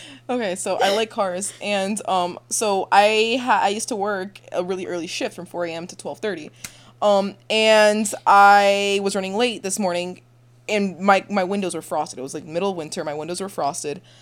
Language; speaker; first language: English; early bilingual, other home language; Spanish